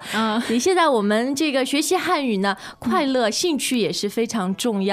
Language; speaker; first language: Chinese; native; Chinese